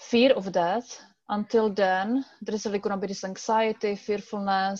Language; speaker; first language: English; non-native, fluent; Czech